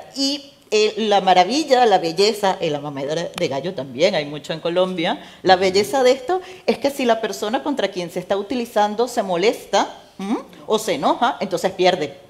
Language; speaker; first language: Spanish; native; Spanish